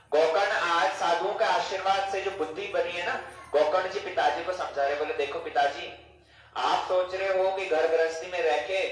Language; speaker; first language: Hindi; non-native, fluent; English